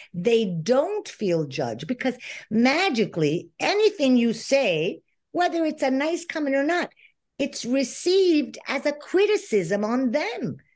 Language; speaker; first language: English; non-native, fluent; Spanish